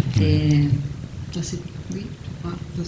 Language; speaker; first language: French; non-native, fluent; Italian